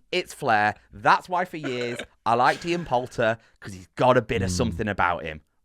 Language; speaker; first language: English; native; English